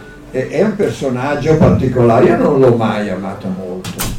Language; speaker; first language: Italian; native; Italian